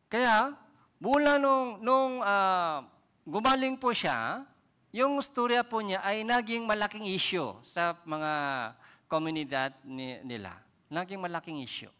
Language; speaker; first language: Filipino; non-native, fluent; Korean